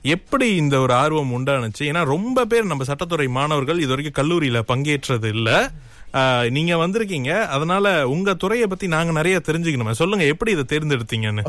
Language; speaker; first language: Tamil; native; Tamil